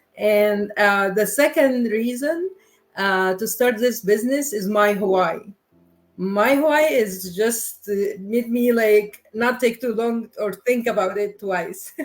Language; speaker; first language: English; non-native, learner; Arabic